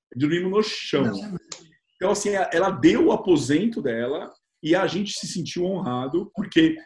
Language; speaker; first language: Portuguese; native; Portuguese